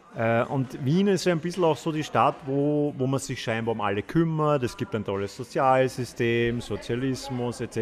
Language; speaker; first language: German; native; German